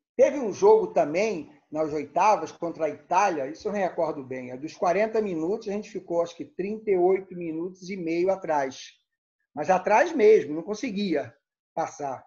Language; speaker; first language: Portuguese; native; Portuguese